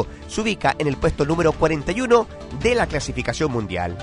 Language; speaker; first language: Spanish; native; Spanish